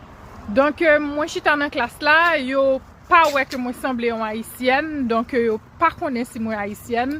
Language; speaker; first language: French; non-native, learner; Haitian Creole